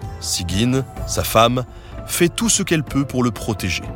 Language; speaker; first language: French; native; French